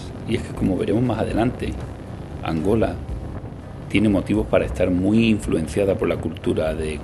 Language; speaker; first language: Spanish; native; Spanish